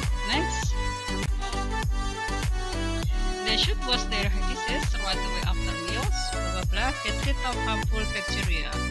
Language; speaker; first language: English; non-native, fluent; Indonesian